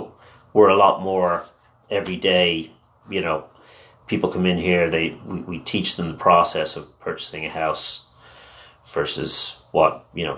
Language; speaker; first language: English; non-native, local second language; Irish